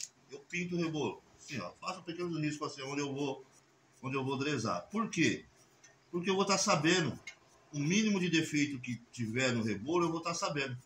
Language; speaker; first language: Portuguese; native; Portuguese